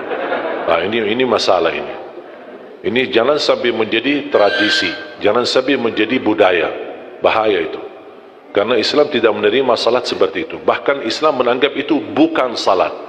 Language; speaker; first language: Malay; non-native, fluent; Arabic